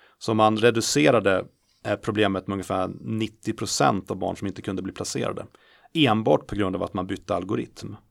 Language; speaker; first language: Swedish; native; Swedish